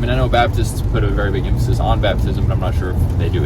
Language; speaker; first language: English; native; English